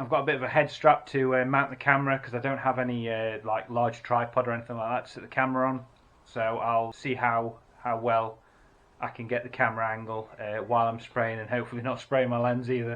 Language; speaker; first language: English; native; English